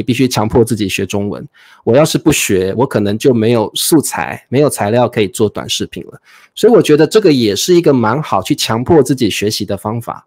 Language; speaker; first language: Chinese; native; Chinese